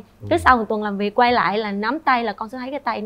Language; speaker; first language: Vietnamese; native; Vietnamese